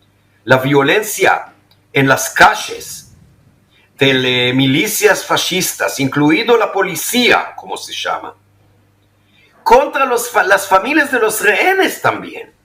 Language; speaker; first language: Spanish; non-native, fluent; Hebrew